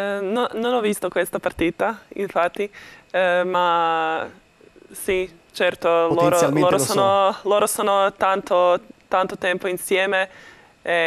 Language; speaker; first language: Italian; non-native, learner; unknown